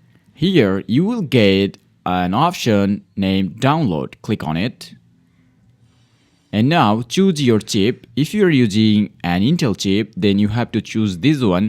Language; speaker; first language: English; non-native, fluent; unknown